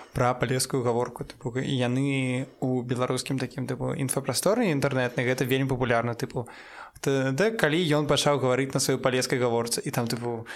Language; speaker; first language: Belarusian; non-native, local second language; Russian